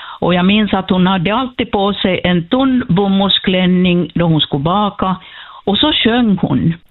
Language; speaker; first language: Swedish; native; Swedish